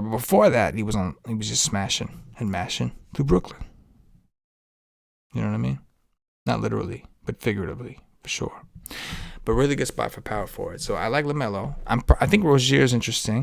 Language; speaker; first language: English; native; English